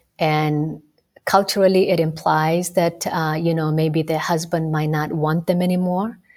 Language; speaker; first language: English; non-native, local second language; Somali